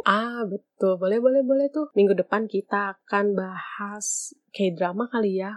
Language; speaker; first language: Indonesian; native; Indonesian